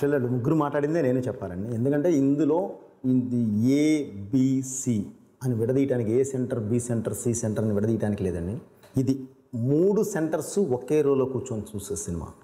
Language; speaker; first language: Telugu; native; Telugu